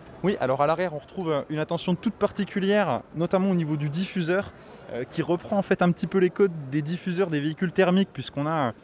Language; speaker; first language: French; native; French